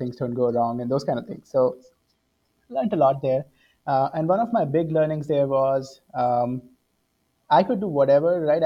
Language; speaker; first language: English; non-native, local second language; Hindi